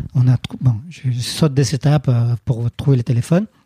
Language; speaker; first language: French; non-native, fluent; Spanish